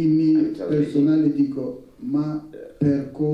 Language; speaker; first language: Italian; non-native, learner; Russian